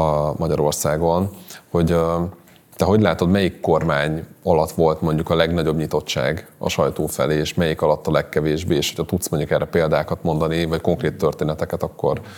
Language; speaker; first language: Hungarian; native; Hungarian